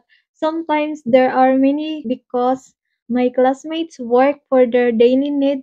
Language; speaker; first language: English; non-native, local second language; Waray